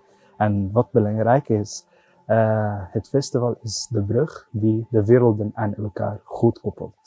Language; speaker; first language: Dutch; non-native, fluent; Arabic